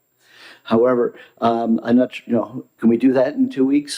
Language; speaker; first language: English; native; English